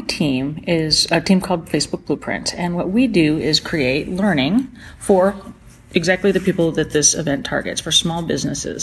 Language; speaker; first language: English; native; English